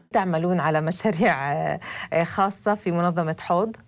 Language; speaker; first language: Arabic; native; Arabic